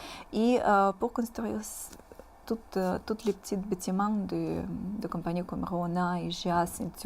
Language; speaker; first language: French; non-native, fluent; Russian